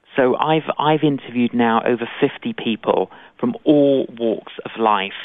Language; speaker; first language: English; native; English